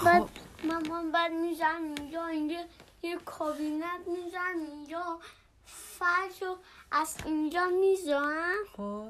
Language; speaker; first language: Persian; early bilingual, heritage; Persian